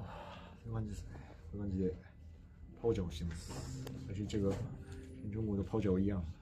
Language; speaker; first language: Chinese; non-native, fluent; Japanese